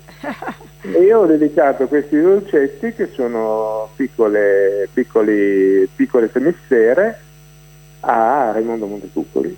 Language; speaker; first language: Italian; native; Italian